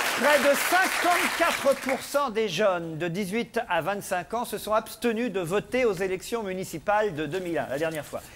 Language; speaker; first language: French; native; French